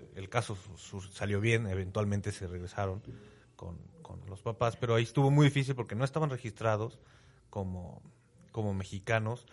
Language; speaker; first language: Spanish; native; Spanish